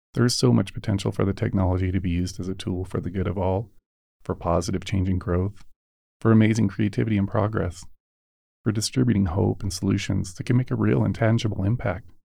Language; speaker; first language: English; native; English